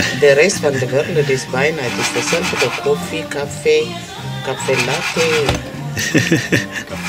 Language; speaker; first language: Dutch; non-native, learner; Amharic